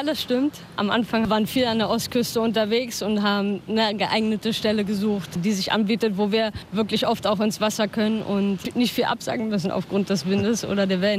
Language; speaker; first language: German; native; German